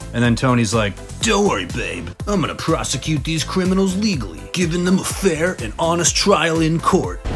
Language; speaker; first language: English; native; English